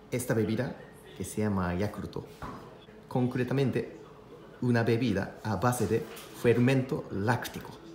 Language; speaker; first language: Spanish; non-native, learner; Japanese